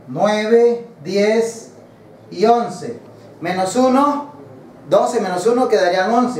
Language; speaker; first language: Spanish; native; Spanish